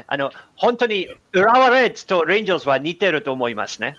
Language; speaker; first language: Japanese; non-native, learner; English